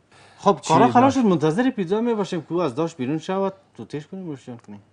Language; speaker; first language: Persian; native; Persian